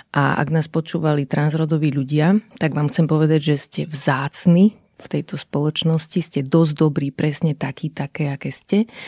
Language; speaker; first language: Slovak; native; Slovak